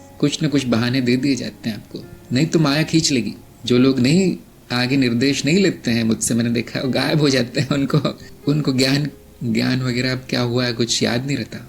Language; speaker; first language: Hindi; non-native, local second language; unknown